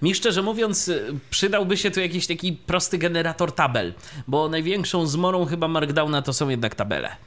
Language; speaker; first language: Polish; native; Polish